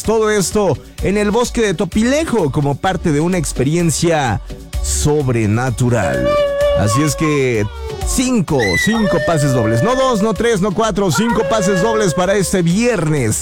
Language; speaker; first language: Spanish; native; Spanish